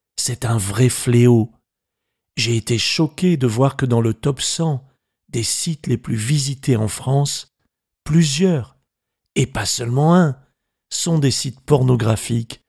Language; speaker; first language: French; native; French